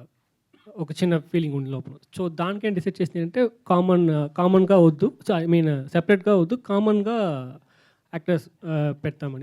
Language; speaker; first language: Telugu; non-native, learner; Tamil